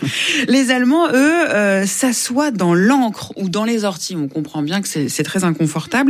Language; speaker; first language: French; native; French